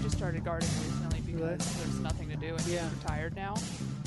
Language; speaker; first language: English; early bilingual, other home language; Chinese